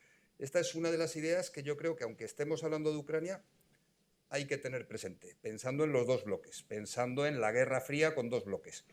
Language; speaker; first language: Spanish; native; Spanish